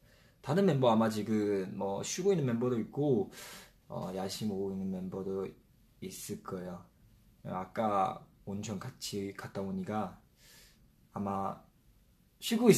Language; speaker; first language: Korean; non-native, fluent; Chinese